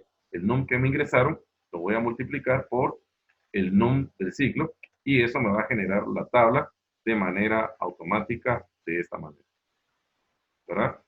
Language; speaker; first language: Spanish; native; Spanish